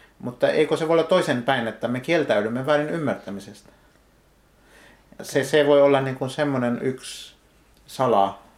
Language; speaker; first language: Finnish; non-native, learner; Hindi